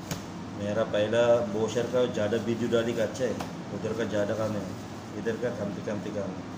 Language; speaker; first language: Hindi; non-native, learner; Filipino